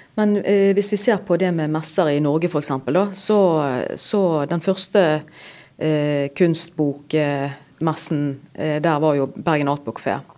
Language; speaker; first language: Norwegian; native; Norwegian